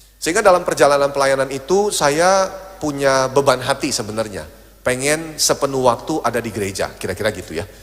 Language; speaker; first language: Indonesian; native; Indonesian